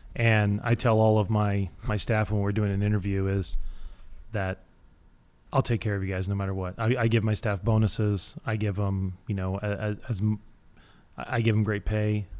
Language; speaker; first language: English; native; English